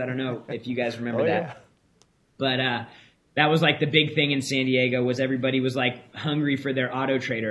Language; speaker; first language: English; native; English